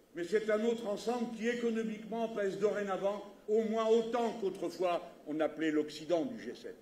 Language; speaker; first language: French; native; French